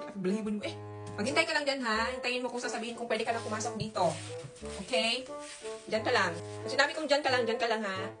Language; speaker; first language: Filipino; non-native, local second language; Cebuano